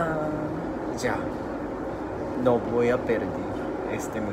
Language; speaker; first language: Spanish; non-native, learner; Japanese